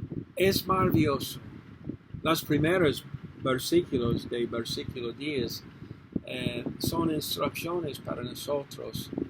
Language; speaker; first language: Spanish; non-native, learner; English